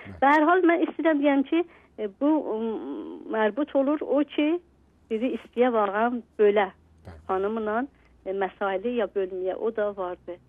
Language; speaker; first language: Azerbaijani; native; Azerbaijani